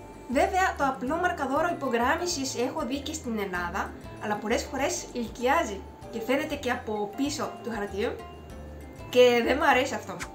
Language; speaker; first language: Greek; non-native, fluent; Japanese